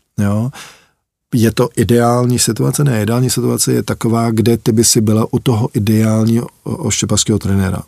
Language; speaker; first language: Czech; early bilingual, heritage; Czech